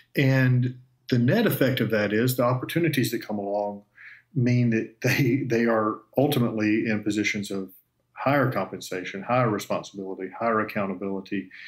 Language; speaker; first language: English; native; English